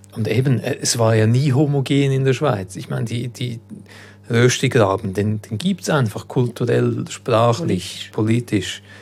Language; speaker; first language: German; early bilingual, other home language; Croatian